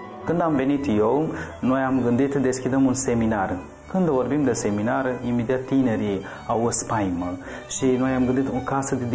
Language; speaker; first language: Romanian; non-native, learner; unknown